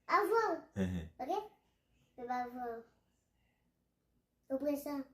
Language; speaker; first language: French; non-native, learner; Haitian Creole